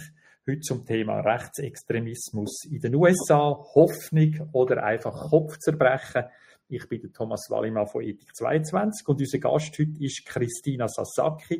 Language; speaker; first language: German; native; German